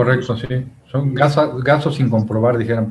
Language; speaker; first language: Spanish; native; Spanish